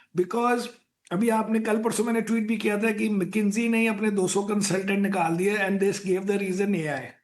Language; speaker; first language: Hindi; native; Hindi